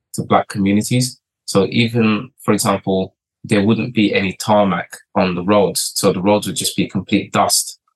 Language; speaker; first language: English; early bilingual, other home language; Portuguese